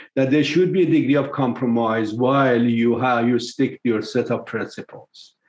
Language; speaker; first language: English; non-native, fluent; Persian